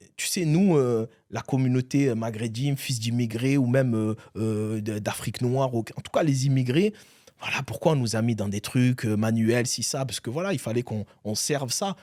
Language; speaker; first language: French; early bilingual, other home language; Arabic